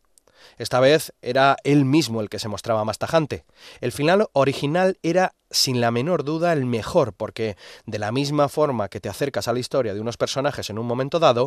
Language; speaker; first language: Spanish; native; Spanish